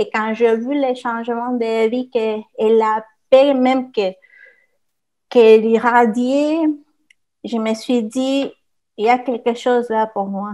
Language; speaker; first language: French; non-native, fluent; Spanish